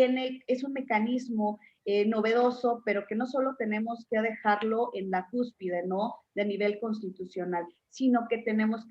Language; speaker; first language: Spanish; native; Spanish